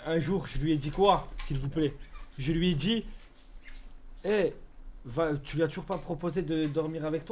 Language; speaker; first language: French; native; French